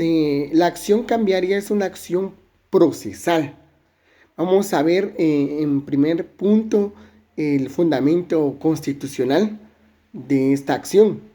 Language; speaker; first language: Spanish; native; Spanish